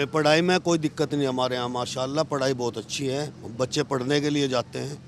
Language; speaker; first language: Hindi; native; Hindi